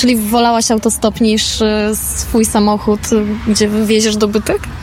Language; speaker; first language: Polish; native; Polish